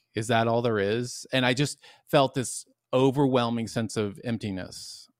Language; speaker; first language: English; native; English